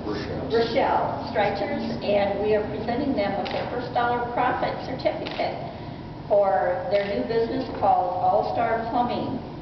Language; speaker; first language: English; native; English